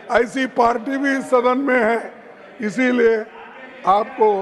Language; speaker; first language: Hindi; non-native, local second language; Kannada